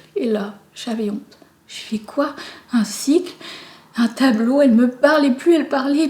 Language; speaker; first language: French; native; French